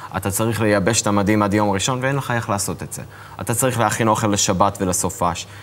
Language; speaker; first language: Hebrew; non-native, fluent; English